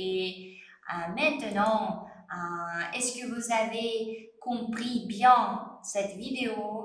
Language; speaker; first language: French; non-native, fluent; Uzbek